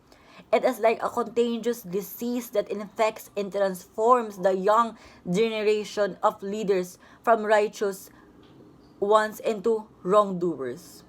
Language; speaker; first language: English; non-native, local second language; Filipino